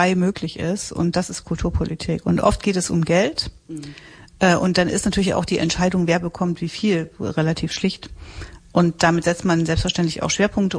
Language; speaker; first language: German; native; German